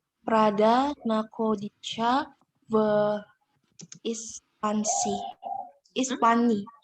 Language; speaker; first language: Russian; non-native, learner; Indonesian